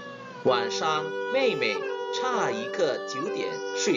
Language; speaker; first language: Chinese; non-native, fluent; Indonesian